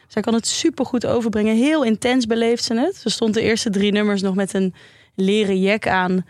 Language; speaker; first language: Dutch; native; Dutch